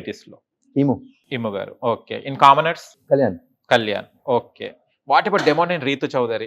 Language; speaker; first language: Telugu; native; Telugu